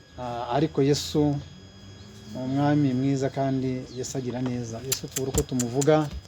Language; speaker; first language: Kinyarwanda; early bilingual, heritage; Kinyarwanda